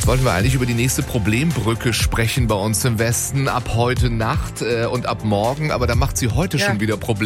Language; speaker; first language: German; native; German